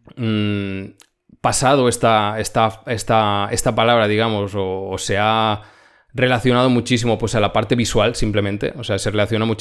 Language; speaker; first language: Spanish; native; Spanish